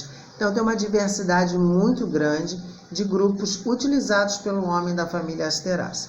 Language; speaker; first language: Portuguese; native; Portuguese